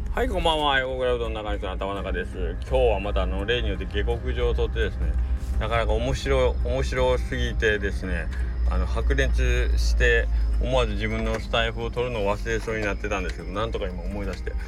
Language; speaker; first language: Japanese; native; Japanese